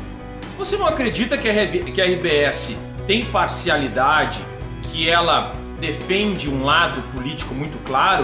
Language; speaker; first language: Portuguese; native; Portuguese